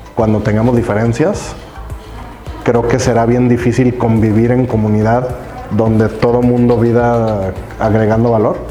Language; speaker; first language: Spanish; native; Spanish